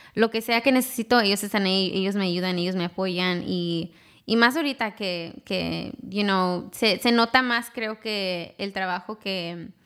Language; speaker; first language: Spanish; early bilingual, heritage; Spanish